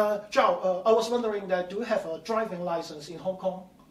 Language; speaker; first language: English; non-native, local second language; Cantonese